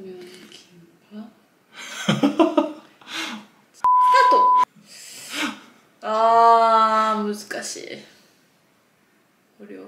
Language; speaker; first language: Korean; non-native, learner; Japanese